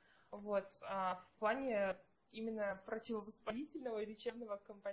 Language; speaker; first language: Russian; native; Russian